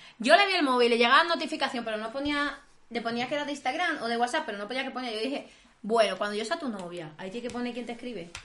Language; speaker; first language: Spanish; native; Spanish